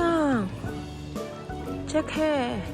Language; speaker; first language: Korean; non-native, learner; Filipino